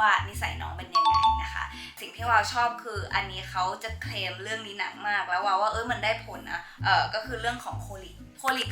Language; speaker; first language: Thai; native; Thai